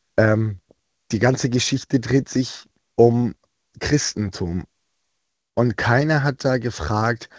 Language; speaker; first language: German; non-native, fluent; Persian